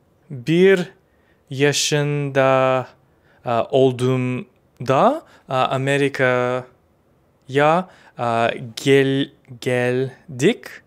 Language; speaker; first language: Turkish; non-native, learner; English